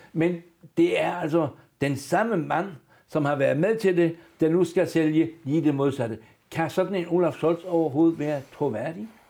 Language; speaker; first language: Danish; native; Danish